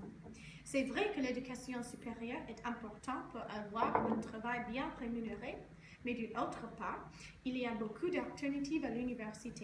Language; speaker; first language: French; non-native, learner; English